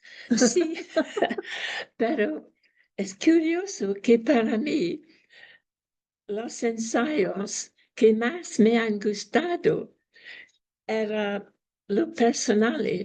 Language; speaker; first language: Spanish; non-native, learner; English